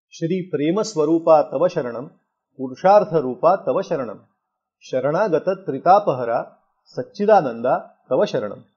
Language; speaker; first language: Hindi; non-native, local second language; Marathi